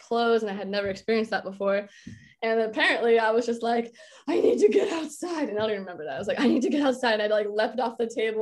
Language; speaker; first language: English; native; English